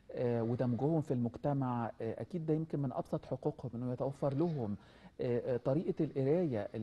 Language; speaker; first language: Arabic; native; Arabic